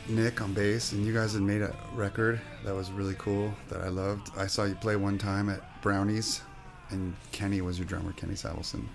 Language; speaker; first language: English; early bilingual, other home language; French